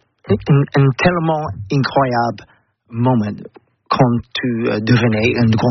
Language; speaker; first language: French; non-native, learner; English